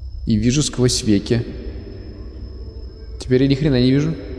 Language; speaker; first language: Russian; native; Russian